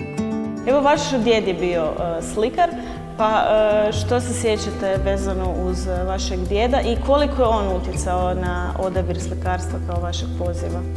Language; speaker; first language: Croatian; native; Croatian